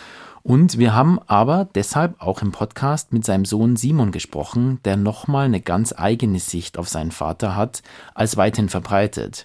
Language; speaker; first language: German; native; German